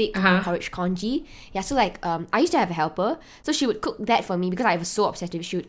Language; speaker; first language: English; non-native, local second language; Chinese